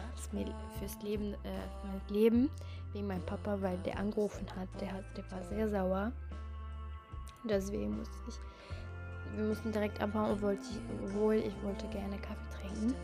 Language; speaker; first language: German; non-native, fluent; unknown